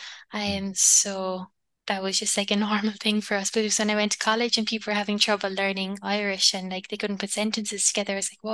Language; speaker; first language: English; non-native, local second language; Irish